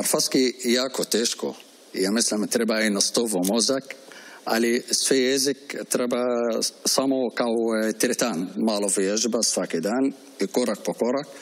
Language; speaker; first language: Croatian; non-native, learner; Arabic